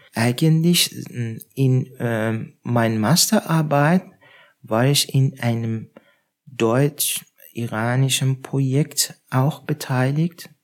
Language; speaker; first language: German; non-native, fluent; Persian